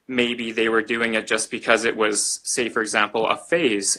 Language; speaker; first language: English; native; English